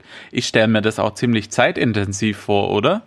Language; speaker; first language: German; native; German